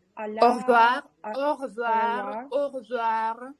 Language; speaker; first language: French; non-native, fluent; Ukrainian